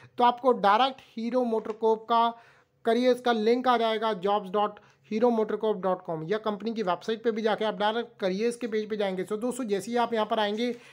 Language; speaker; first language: Hindi; native; Hindi